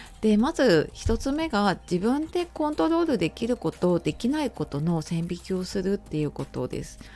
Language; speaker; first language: Japanese; native; Japanese